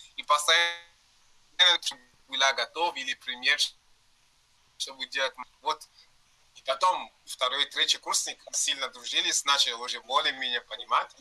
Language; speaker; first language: Russian; non-native, learner; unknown